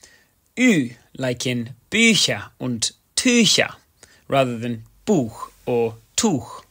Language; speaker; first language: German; non-native, fluent; English